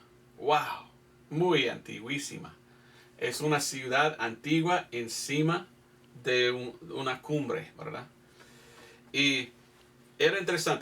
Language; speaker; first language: Spanish; non-native, fluent; English